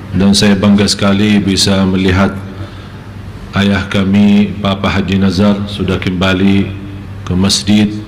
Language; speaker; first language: Malay; non-native, fluent; Arabic